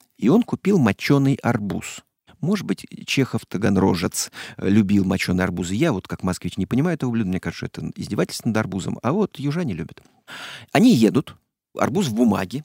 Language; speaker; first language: Russian; native; Russian